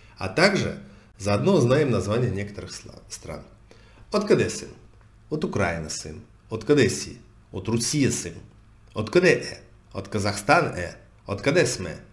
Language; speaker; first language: Russian; native; Russian